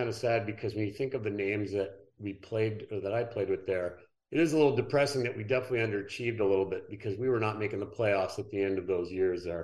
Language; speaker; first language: English; native; English